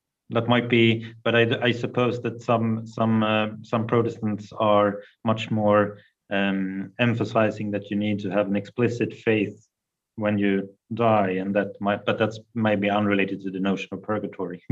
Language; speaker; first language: English; non-native, fluent; Swedish